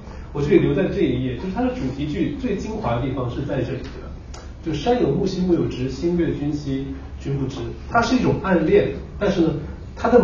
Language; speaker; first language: Chinese; native; Chinese